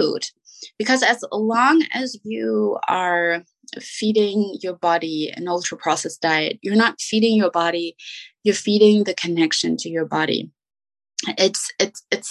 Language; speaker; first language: English; non-native, fluent; German